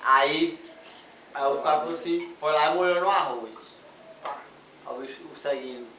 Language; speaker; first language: Portuguese; native; Portuguese